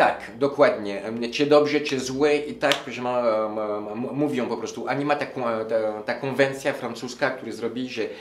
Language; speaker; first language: Polish; non-native, learner; French